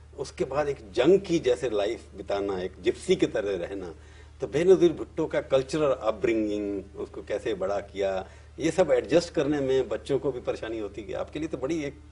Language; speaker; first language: Hindi; native; Hindi